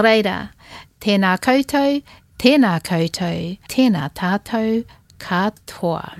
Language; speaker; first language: Māori; non-native, learner; English